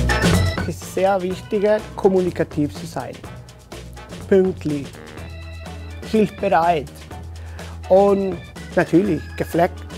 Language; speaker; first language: German; non-native, learner; Spanish